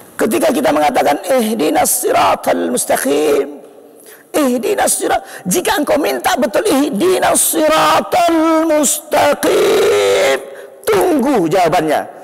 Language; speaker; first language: Indonesian; native; Indonesian